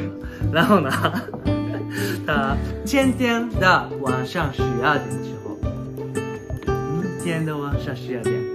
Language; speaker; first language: Chinese; non-native, learner; Japanese